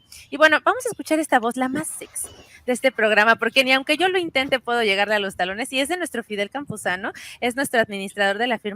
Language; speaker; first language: Spanish; native; Spanish